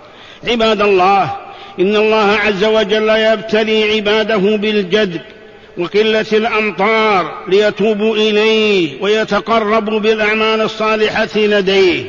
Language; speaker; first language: Arabic; native; Arabic